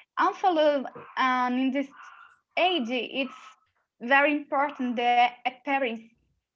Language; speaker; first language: English; non-native, learner; Portuguese